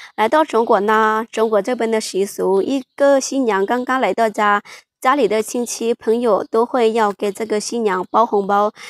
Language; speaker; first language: Chinese; non-native, fluent; Lao